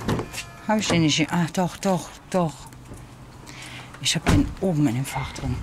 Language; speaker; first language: German; native; German